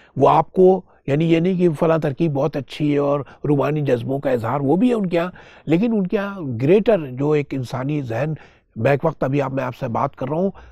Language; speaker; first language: Hindi; native; Hindi